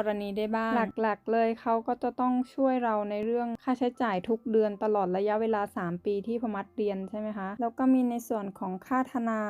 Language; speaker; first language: Thai; native; Thai